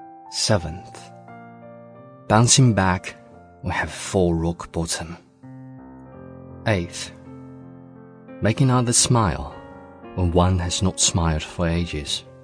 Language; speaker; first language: English; non-native, fluent; Chinese